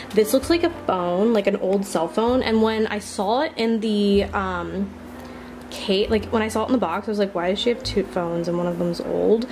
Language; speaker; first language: English; native; English